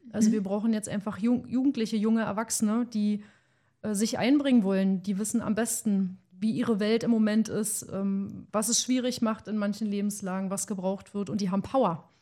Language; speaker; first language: German; native; German